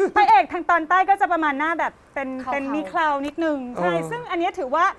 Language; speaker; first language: Thai; native; Thai